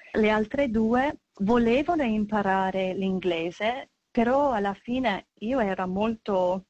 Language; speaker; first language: Italian; non-native, fluent; English